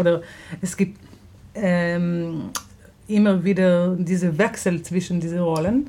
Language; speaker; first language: German; non-native, fluent; Hebrew